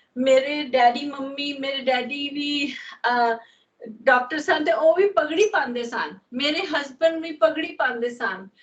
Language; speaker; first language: Punjabi; non-native, learner; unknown